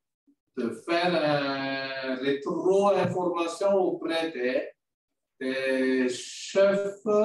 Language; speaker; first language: French; non-native, local second language; Malagasy